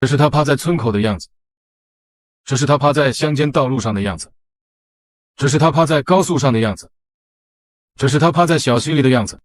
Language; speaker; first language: Chinese; native; Chinese